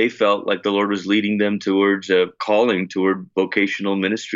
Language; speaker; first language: English; native; English